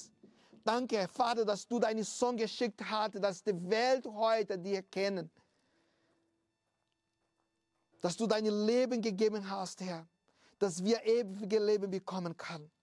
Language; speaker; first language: German; non-native, fluent; Portuguese